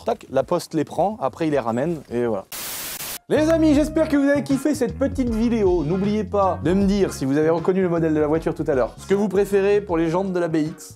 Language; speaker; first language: French; native; French